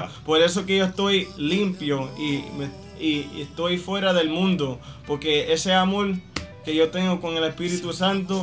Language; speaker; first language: Spanish; native; Spanish